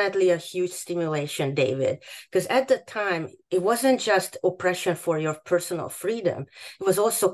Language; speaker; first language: English; non-native, fluent; Hungarian